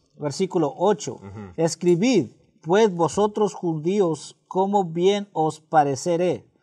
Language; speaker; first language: Spanish; early bilingual, heritage; Spanish